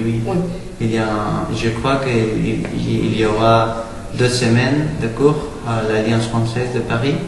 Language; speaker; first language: French; non-native, learner; Spanish